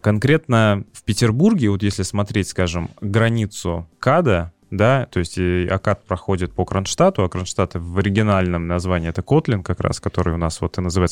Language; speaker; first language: Russian; native; Russian